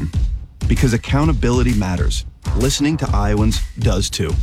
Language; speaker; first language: English; native; English